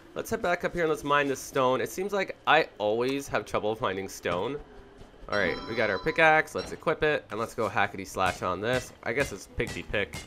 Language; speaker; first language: English; native; English